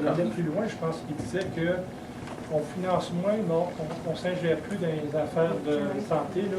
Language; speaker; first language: French; native; French